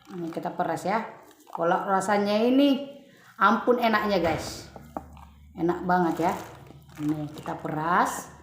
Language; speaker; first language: Indonesian; non-native, local second language; Batak Toba